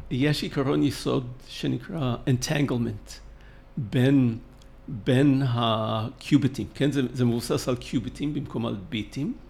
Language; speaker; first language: Hebrew; non-native, fluent; English